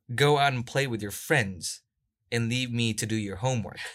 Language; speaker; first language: English; non-native, local second language; Korean